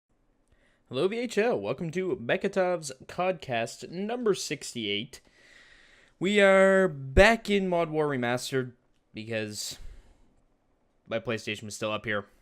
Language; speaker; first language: English; native; English